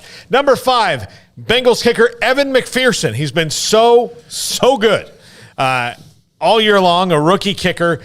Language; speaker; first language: English; native; English